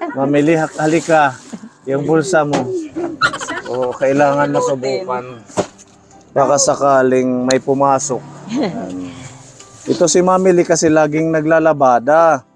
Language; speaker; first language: Filipino; non-native, local second language; Waray